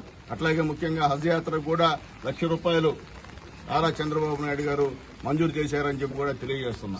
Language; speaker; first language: Telugu; native; Telugu